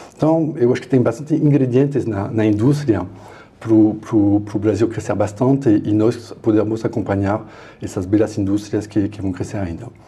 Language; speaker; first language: Portuguese; non-native, fluent; French